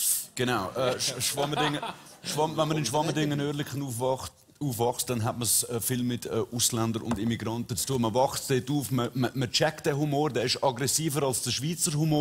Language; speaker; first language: German; native; German